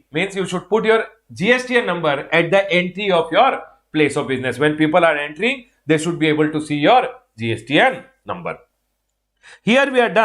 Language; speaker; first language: English; non-native, local second language; Hindi